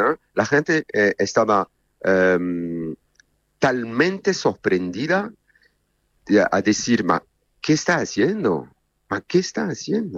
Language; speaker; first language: Spanish; non-native, fluent; Italian